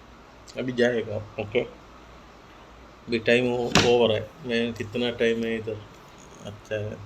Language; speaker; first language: Hindi; non-native, local second language; Malayalam